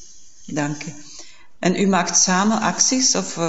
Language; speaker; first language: Dutch; non-native, fluent; German